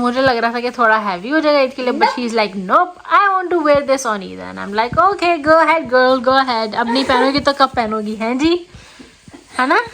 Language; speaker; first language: Urdu; native; Urdu